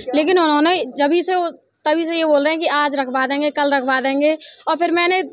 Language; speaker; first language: Hindi; native; Hindi